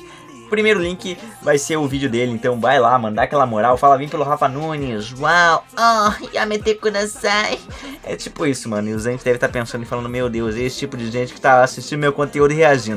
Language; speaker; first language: Portuguese; native; Portuguese